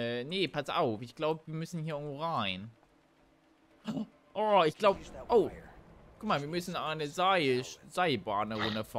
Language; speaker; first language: German; native; German